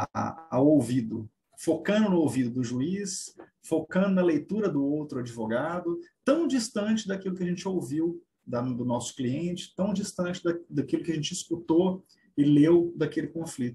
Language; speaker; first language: Portuguese; native; Portuguese